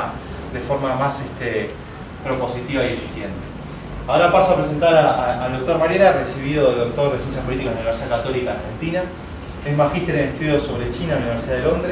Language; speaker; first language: Spanish; native; Spanish